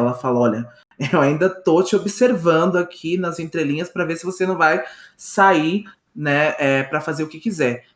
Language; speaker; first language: Portuguese; native; Portuguese